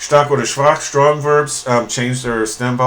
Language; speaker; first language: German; non-native, fluent; English